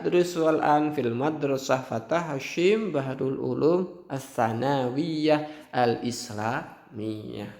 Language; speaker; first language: Arabic; non-native, fluent; Indonesian